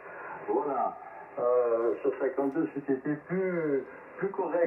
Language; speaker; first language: French; native; French